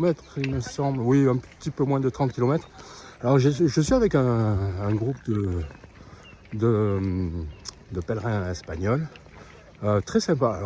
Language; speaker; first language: French; native; French